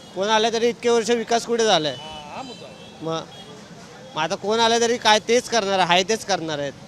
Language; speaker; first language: Marathi; native; Marathi